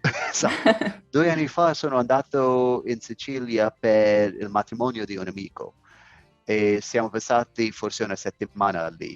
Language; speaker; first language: Italian; non-native, learner; English